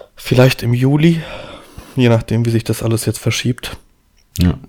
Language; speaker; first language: German; early bilingual, other home language; Polish